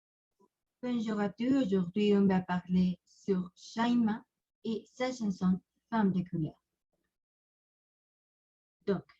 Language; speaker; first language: French; non-native, learner; Spanish